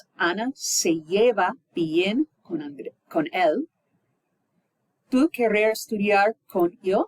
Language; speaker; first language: Spanish; non-native, fluent; English